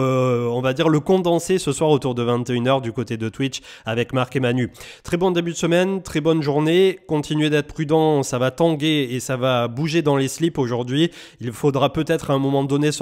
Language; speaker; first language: French; native; French